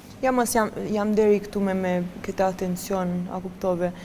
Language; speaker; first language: Albanian; non-native, learner; Romanian